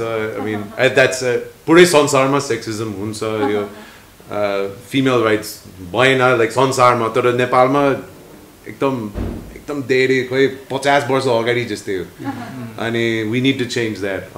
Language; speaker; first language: Nepali; non-native, learner; English